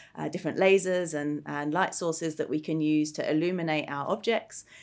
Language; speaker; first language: English; native; English